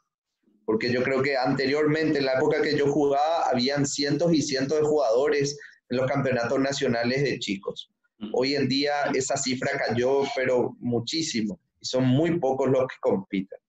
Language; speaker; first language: Spanish; native; Spanish